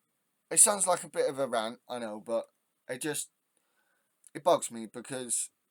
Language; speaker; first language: English; native; English